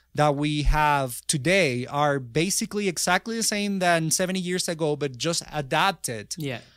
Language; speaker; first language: English; non-native, fluent; Spanish